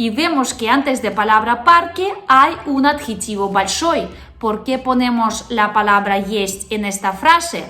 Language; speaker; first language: Spanish; non-native, fluent; Russian